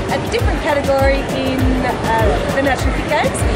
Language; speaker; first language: English; native; English